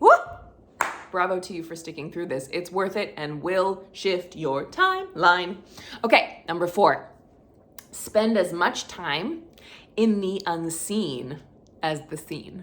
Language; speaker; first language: English; native; English